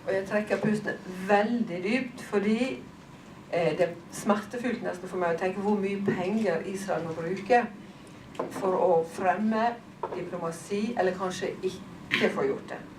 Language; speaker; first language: Norwegian; native; Norwegian